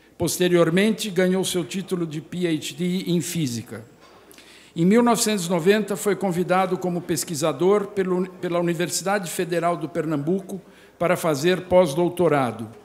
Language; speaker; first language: Portuguese; native; Portuguese